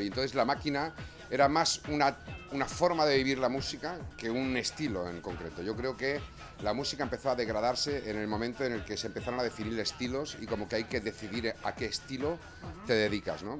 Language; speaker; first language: Spanish; native; Spanish